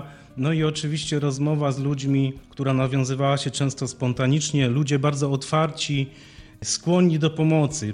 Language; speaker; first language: Polish; native; Polish